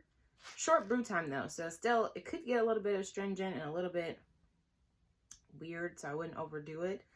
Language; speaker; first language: English; native; English